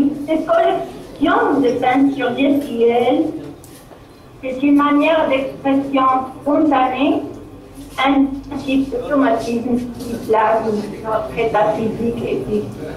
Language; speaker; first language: French; non-native, local second language; Arabic